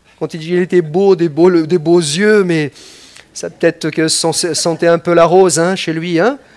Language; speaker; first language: French; non-native, fluent; Portuguese